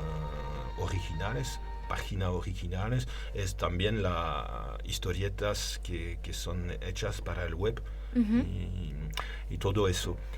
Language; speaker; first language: Spanish; non-native, learner; French